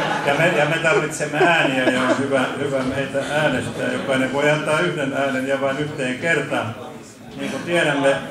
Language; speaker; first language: Finnish; native; Finnish